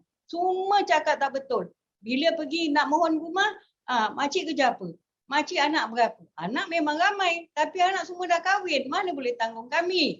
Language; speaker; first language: Malay; native; Malay